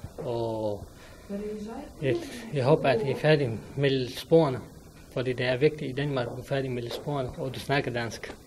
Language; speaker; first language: Danish; non-native, learner; Arabic